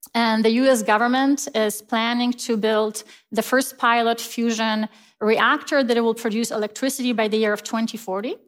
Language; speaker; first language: English; non-native, fluent; Polish